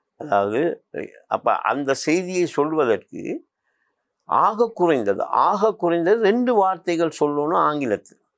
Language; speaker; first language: Tamil; non-native, local second language; Memoni